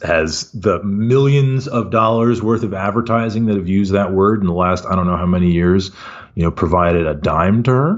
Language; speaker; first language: English; native; English